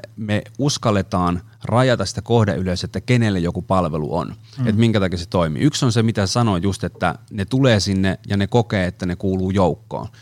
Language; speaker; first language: Finnish; native; Finnish